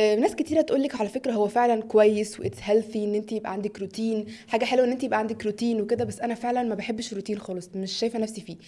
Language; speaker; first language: Egyptian Arabic; early bilingual, heritage; Arabic